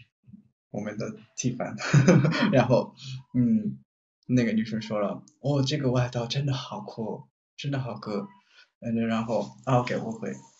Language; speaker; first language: Chinese; non-native, learner; Japanese